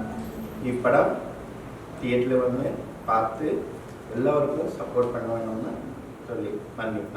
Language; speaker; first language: Tamil; non-native, learner; Malayalam